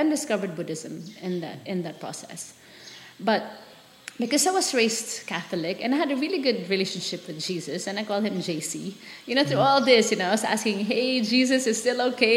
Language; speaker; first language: English; non-native, local second language; Filipino